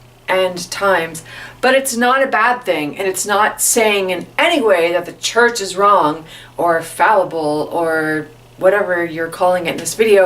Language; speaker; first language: English; native; English